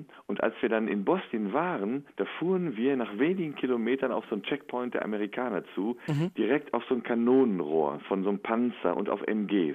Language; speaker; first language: German; native; German